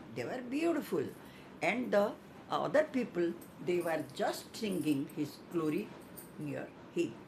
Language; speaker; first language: English; non-native, local second language; Odia